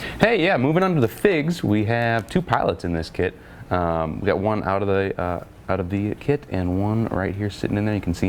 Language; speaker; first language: English; native; English